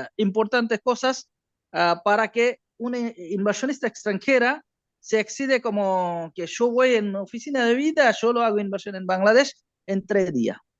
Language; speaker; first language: Spanish; non-native, learner; Bangla